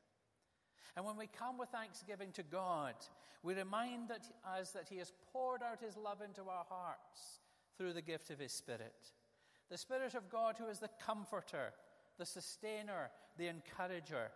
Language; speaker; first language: English; native; English